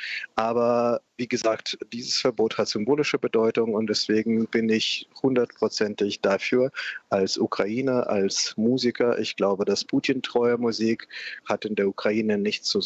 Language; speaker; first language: German; non-native, fluent; Russian